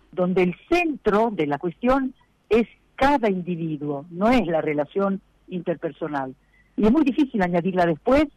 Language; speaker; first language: Spanish; non-native, fluent; Italian